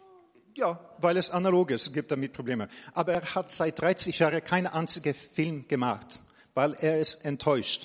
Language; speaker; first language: German; non-native, fluent; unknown